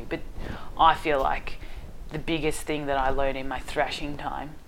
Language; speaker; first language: English; native; English